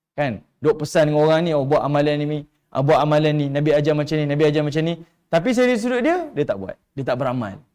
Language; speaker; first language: Malay; native; Malay